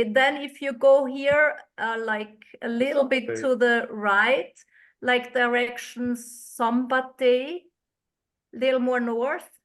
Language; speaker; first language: English; non-native, fluent; German